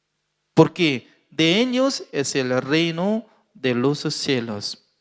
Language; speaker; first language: Spanish; non-native, fluent; Korean